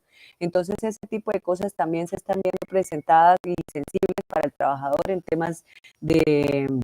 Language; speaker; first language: Spanish; native; Spanish